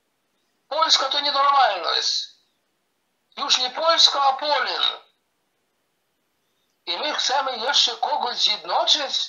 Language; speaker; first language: Polish; early bilingual, heritage; Polish